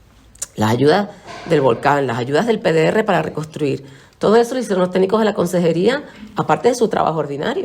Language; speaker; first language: Spanish; native; Spanish